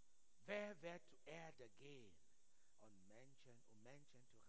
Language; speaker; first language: German; non-native, learner; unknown